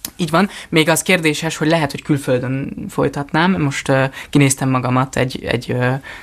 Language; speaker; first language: Hungarian; native; Hungarian